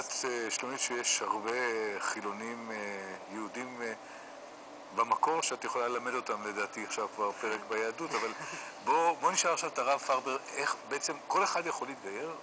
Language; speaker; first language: Hebrew; native; Hebrew